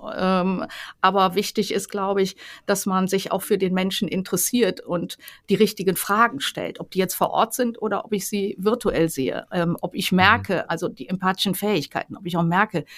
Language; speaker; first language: German; native; German